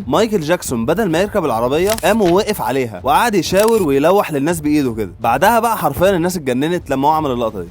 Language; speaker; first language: Arabic; native; Arabic